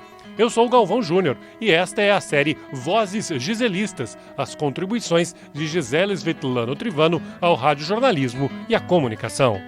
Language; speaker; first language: Portuguese; native; Portuguese